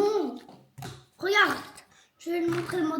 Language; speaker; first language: French; early bilingual, other home language; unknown